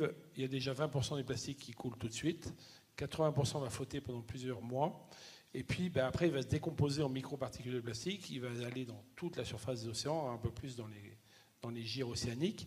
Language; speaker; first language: French; native; French